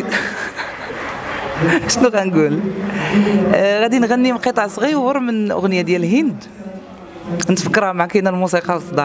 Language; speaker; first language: Arabic; native; Arabic